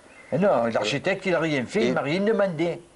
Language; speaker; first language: French; native; French